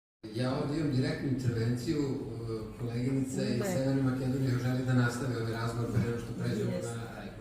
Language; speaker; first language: Serbian; native; Serbian